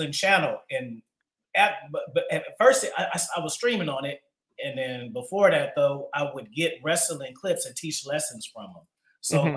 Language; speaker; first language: English; native; English